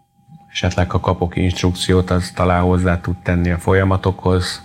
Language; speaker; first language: Hungarian; native; Hungarian